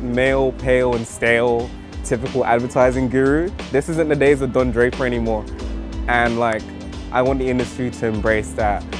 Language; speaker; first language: English; native; English